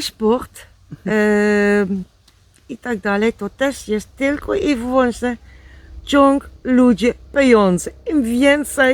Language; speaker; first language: Polish; non-native, learner; Dutch